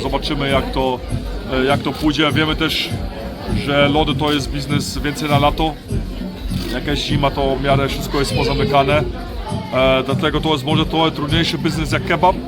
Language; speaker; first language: Polish; early bilingual, heritage; Polish